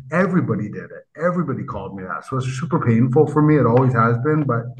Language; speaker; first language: English; native; English